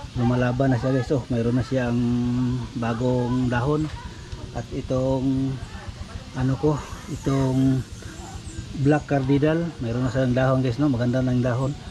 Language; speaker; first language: Filipino; non-native, local second language; Cebuano